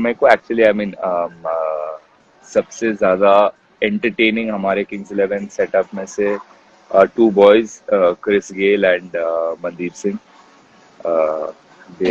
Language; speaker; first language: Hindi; non-native, local second language; Kannada